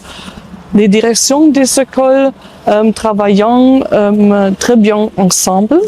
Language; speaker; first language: French; non-native, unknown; German